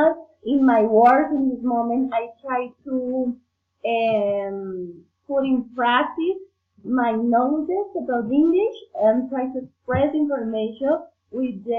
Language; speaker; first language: English; non-native, learner; Spanish